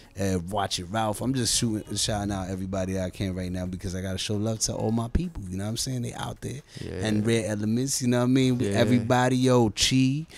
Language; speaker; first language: English; native; English